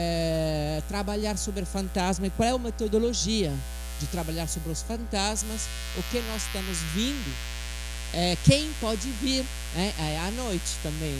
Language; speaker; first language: Portuguese; non-native, fluent; French